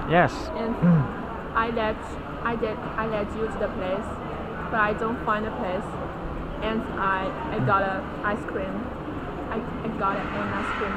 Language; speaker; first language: English; non-native, learner; Chinese